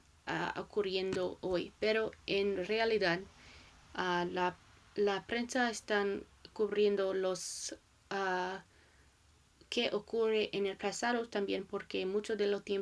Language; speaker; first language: Spanish; non-native, learner; English